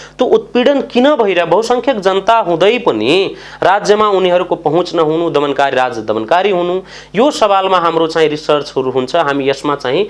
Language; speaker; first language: Nepali; non-native, local second language; Maithili